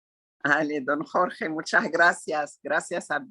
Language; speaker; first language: Spanish; non-native, fluent; Arabic